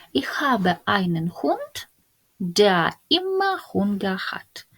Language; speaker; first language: German; non-native, fluent; Ukrainian